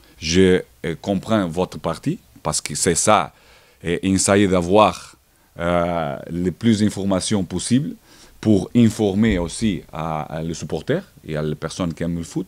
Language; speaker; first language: French; non-native, learner; Portuguese